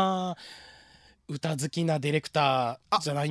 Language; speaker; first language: Japanese; native; Japanese